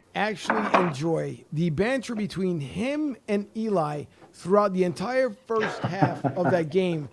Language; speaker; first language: English; native; English